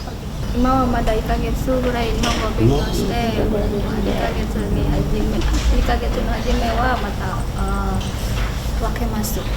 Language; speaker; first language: Japanese; non-native, learner; Indonesian